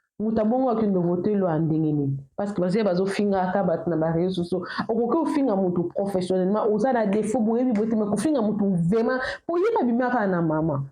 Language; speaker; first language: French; non-native, local second language; Lingala